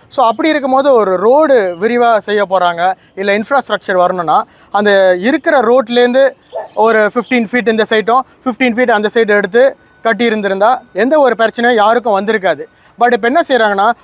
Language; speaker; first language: Tamil; early bilingual, heritage; Tamil